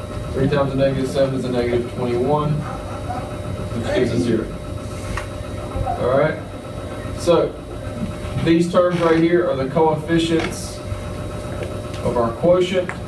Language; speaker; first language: English; native; English